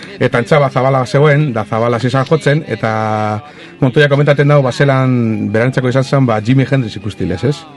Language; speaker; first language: Basque; native; Basque